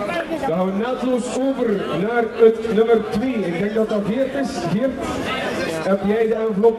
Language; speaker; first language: Dutch; native; Dutch